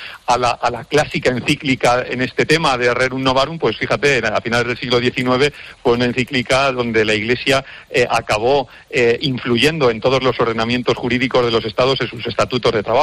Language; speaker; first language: Spanish; native; Spanish